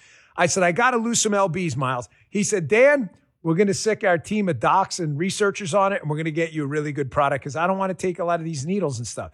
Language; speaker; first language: English; native; English